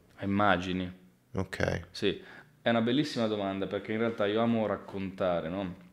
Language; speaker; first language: Italian; native; Italian